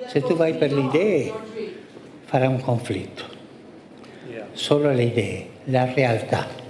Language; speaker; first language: Italian; non-native, fluent; Spanish